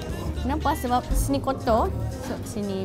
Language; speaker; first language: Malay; non-native, learner; Japanese